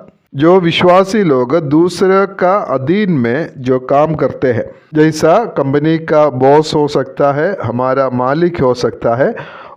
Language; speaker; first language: Hindi; non-native, local second language; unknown